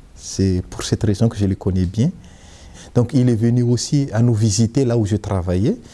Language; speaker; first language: French; non-native, local second language; Malagasy